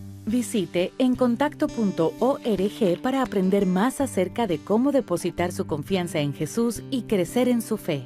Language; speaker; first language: Spanish; native; Spanish